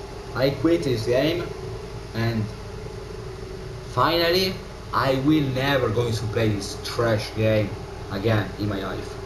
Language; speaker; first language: English; non-native, learner; Italian